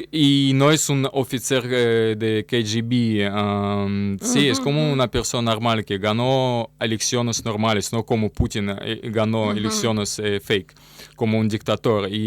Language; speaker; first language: Spanish; non-native, learner; Russian